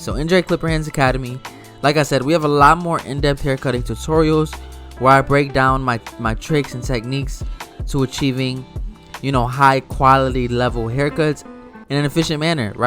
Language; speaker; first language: English; native; English